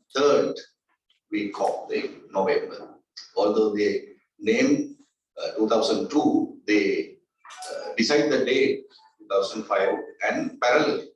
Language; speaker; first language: English; non-native, local second language; Sinhala